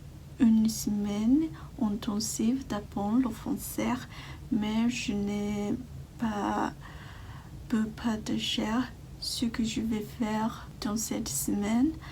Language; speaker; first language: French; non-native, learner; Japanese